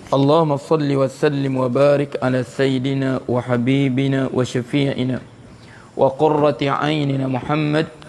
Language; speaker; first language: Arabic; non-native, fluent; Malay